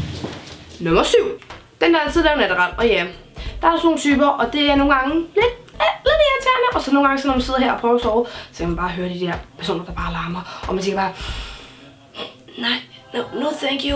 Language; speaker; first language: Danish; native; Danish